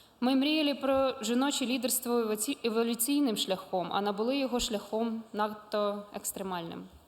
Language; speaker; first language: Ukrainian; non-native, local second language; Russian